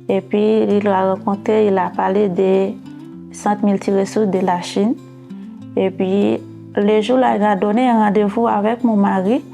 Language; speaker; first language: French; non-native, learner; Haitian Creole